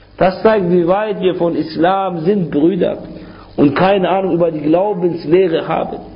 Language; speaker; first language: German; non-native, fluent; Arabic